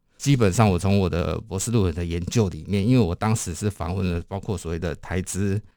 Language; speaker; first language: Chinese; native; Chinese